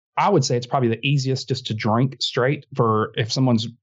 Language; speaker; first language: English; native; English